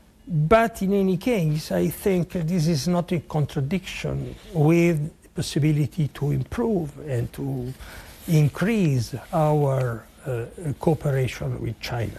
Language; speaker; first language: English; non-native, fluent; Italian